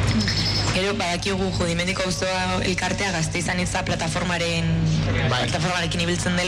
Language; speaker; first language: Basque; native; Basque